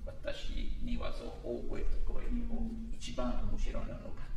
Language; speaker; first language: Japanese; non-native, learner; Italian